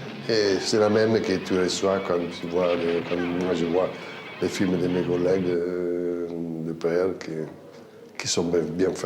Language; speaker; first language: French; non-native, fluent; Italian